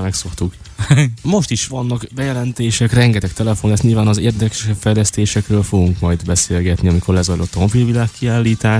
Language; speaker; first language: Hungarian; native; Hungarian